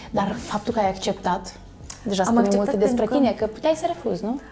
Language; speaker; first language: Romanian; native; Romanian